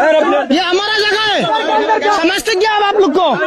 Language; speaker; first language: Hindi; non-native, learner; Bangla